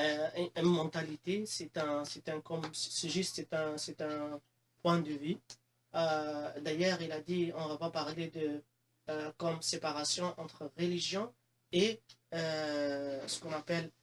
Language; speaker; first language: French; non-native, local second language; Arabic